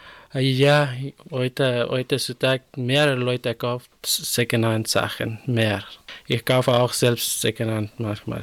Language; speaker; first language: German; non-native, learner; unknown